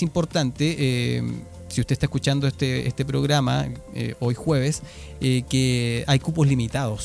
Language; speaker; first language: Spanish; native; Spanish